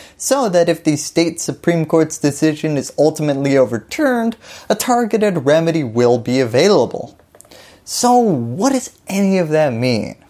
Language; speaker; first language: English; native; English